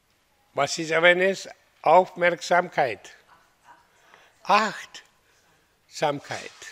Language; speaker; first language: German; non-native, learner; Hindi